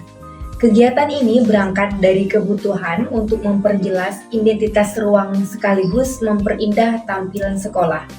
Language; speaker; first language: Indonesian; native; Indonesian